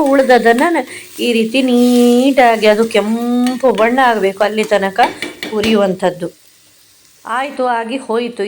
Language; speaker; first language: Kannada; non-native, local second language; Konkani